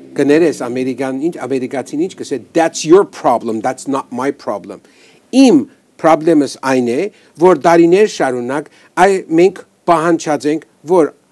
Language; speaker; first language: Armenian; early bilingual, heritage; Armenian